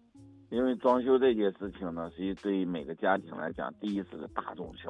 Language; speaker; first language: Chinese; native; Chinese